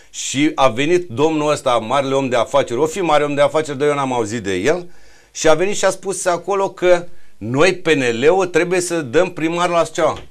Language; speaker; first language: Romanian; native; Romanian